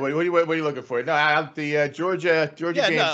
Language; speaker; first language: English; native; English